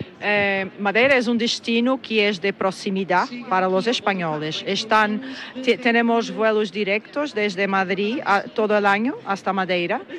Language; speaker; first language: Spanish; non-native, learner; Portuguese